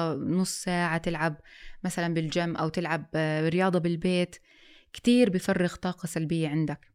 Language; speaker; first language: Arabic; native; Arabic